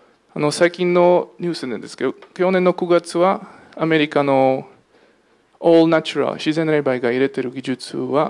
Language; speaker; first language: Japanese; non-native, fluent; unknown